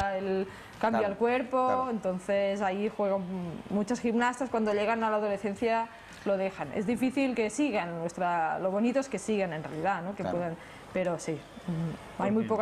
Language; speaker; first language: Spanish; native; Spanish